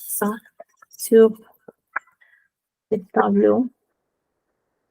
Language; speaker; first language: French; non-native, fluent; Spanish